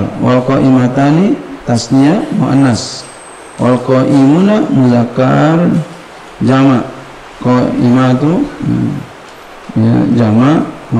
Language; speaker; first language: Arabic; non-native, fluent; Indonesian